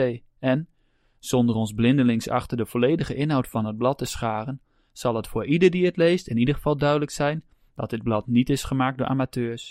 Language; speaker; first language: Dutch; native; Dutch